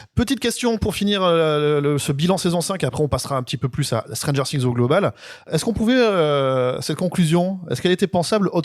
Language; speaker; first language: French; native; French